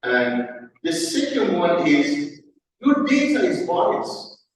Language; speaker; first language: English; non-native, fluent; Persian